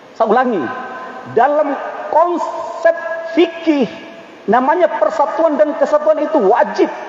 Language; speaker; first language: Indonesian; native; Indonesian